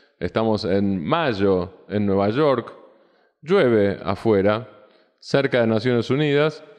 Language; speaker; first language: Spanish; native; Spanish